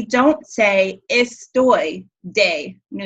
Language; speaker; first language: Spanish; non-native, fluent; English